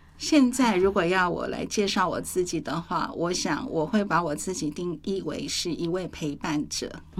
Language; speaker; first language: Chinese; native; Chinese